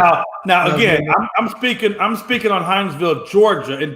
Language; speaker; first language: English; native; English